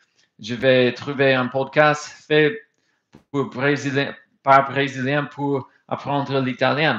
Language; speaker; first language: French; non-native, fluent; English